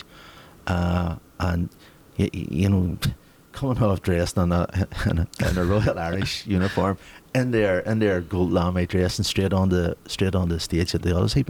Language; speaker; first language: English; native; English